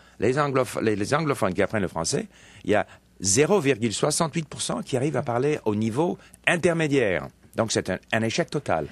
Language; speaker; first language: French; non-native, local second language; English